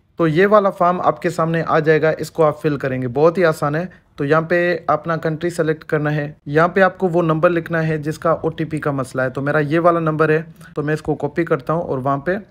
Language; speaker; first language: Urdu; non-native, local second language; Sindhi